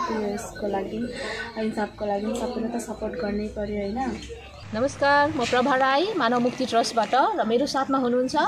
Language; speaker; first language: Nepali; native; Nepali